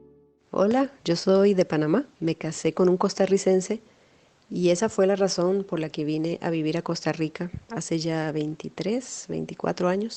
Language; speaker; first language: Spanish; native; Spanish